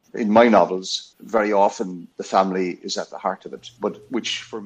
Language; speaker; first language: English; native; English